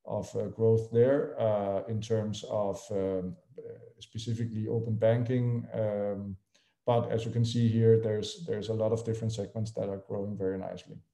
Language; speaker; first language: English; non-native, fluent; Danish